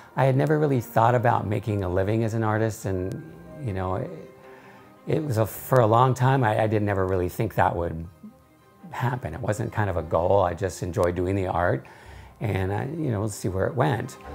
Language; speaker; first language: English; native; English